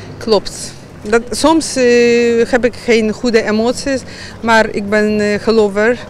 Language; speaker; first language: Dutch; non-native, fluent; Ukrainian